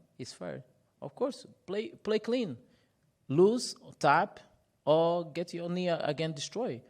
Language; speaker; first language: English; non-native, fluent; Portuguese